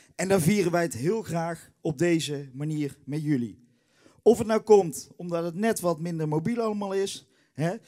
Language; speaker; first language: Dutch; native; Dutch